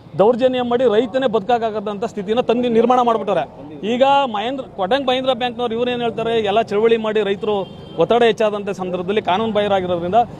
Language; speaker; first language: Kannada; native; Kannada